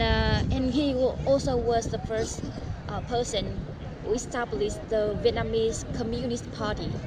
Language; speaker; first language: English; non-native, learner; Vietnamese